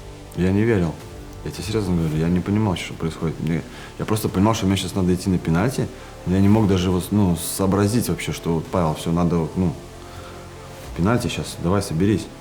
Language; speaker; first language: Russian; native; Russian